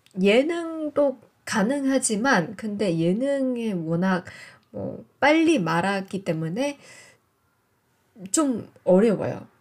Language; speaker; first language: Korean; non-native, fluent; English